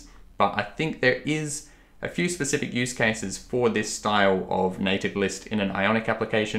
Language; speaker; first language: English; native; English